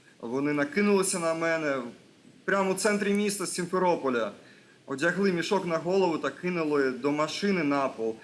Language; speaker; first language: Ukrainian; non-native, local second language; Russian